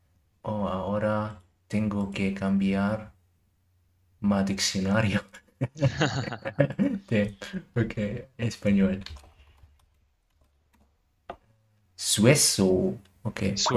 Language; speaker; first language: Spanish; non-native, learner; German